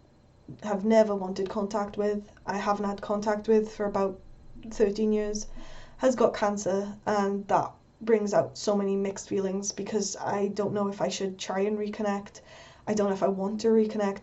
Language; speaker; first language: English; native; English